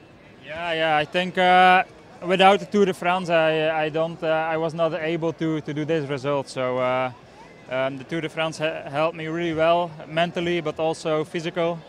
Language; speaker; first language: English; non-native, fluent; Dutch